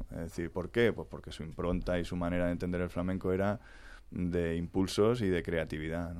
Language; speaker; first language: Spanish; native; Spanish